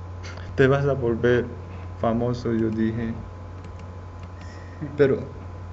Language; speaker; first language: Spanish; non-native, learner; Korean